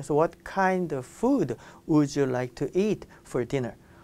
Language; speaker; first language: English; non-native, fluent; Korean